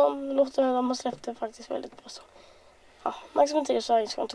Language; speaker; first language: Swedish; native; Swedish